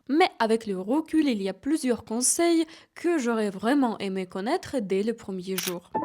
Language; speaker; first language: French; non-native, fluent; Ukrainian